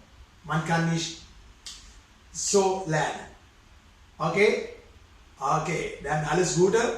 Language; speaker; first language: German; non-native, fluent; Sinhala